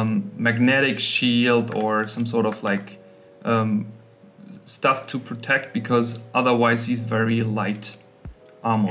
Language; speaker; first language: English; non-native, fluent; German